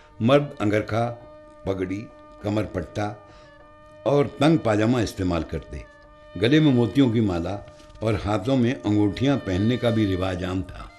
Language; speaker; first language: Urdu; native; Urdu